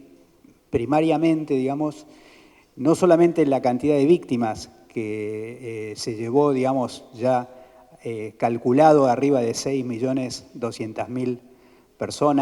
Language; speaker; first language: Spanish; native; Spanish